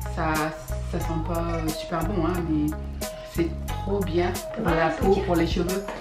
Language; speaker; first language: French; non-native, local second language; Fula